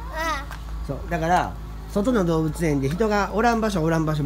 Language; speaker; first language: Japanese; native; Japanese